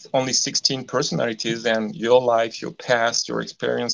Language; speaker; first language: English; non-native, fluent; French